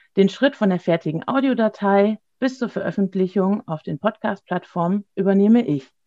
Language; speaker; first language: German; native; German